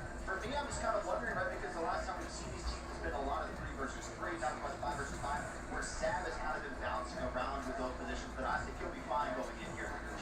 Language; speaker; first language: English; native; English